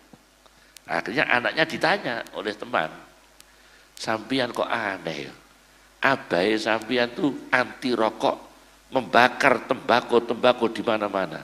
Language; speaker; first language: Indonesian; native; Indonesian